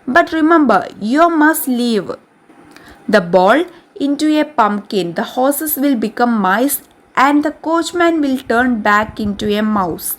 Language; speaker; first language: English; non-native, local second language; Malayalam